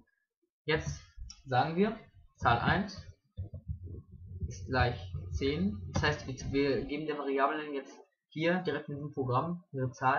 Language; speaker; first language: German; native; German